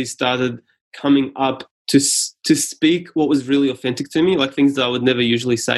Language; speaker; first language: English; non-native, local second language; Serbian